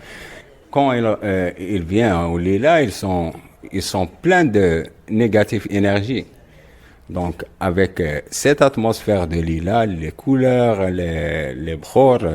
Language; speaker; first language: French; non-native, local second language; Arabic